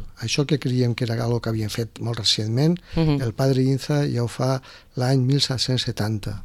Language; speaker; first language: Catalan; native; Catalan